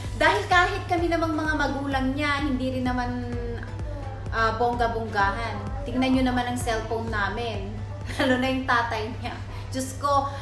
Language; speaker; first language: Filipino; native; Filipino